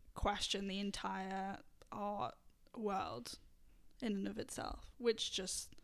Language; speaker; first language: English; native; English